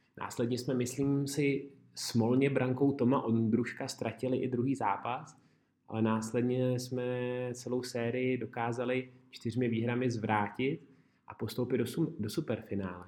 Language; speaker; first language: Czech; native; Czech